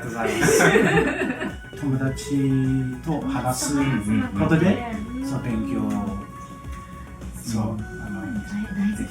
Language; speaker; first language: Japanese; non-native, fluent; English